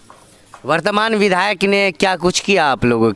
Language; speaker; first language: Hindi; native; Hindi